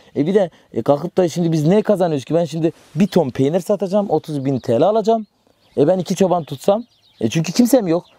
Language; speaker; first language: Turkish; non-native, local second language; Kurdish